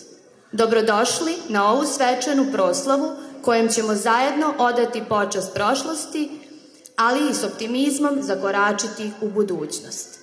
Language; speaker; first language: Serbian; native; Serbian